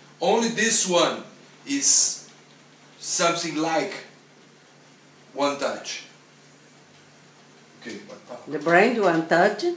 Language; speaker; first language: English; non-native, learner; Portuguese